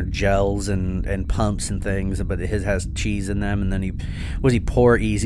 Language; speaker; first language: English; native; English